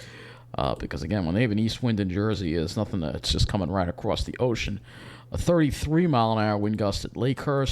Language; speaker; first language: English; native; English